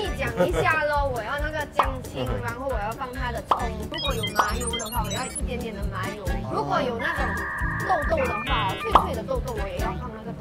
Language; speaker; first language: Chinese; native; Chinese